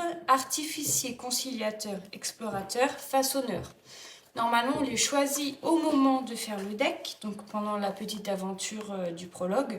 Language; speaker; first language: French; native; French